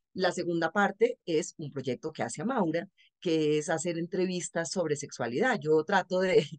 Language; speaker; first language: Spanish; native; Spanish